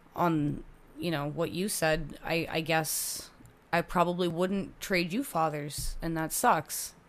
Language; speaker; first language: English; native; English